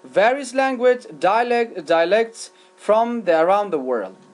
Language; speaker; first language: English; non-native, fluent; Persian